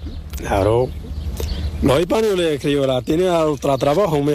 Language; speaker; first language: Spanish; non-native, learner; Arabic